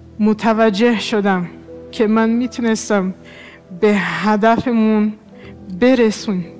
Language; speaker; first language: Persian; non-native, fluent; Portuguese